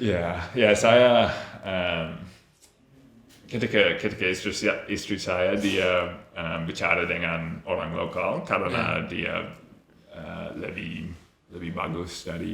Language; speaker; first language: Indonesian; non-native, learner; English